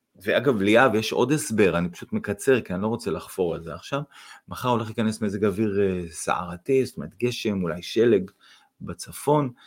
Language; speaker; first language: Hebrew; non-native, fluent; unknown